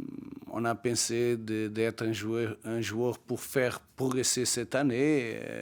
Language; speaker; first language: French; non-native, learner; Portuguese